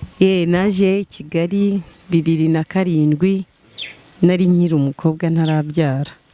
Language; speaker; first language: Kinyarwanda; native; Kinyarwanda